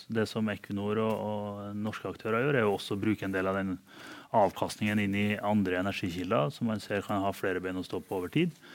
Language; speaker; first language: Norwegian; native; Norwegian